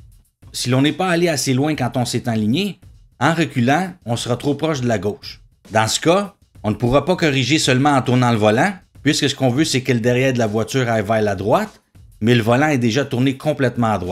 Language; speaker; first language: French; native; French